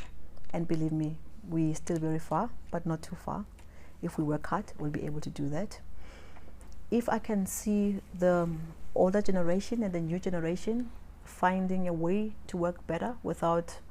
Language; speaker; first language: English; non-native, local second language; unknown